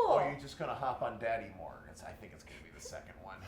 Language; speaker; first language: English; native; English